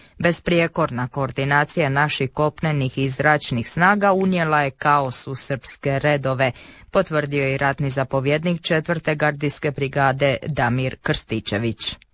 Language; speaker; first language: Croatian; native; Croatian